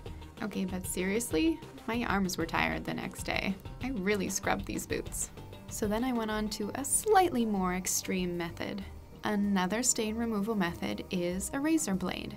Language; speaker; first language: English; native; English